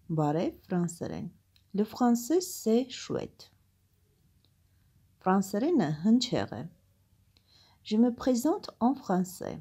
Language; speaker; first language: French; non-native, fluent; Armenian